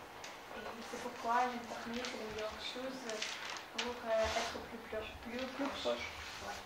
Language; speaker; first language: French; non-native, learner; Russian